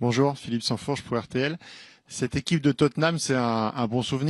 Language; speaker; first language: French; native; French